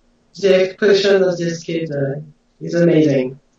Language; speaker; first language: English; non-native, learner; French